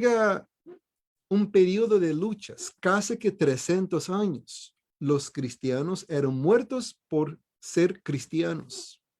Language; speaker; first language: Spanish; non-native, fluent; Portuguese